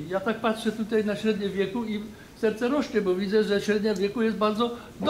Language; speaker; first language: Polish; native; Polish